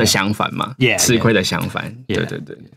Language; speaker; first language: Chinese; native; Chinese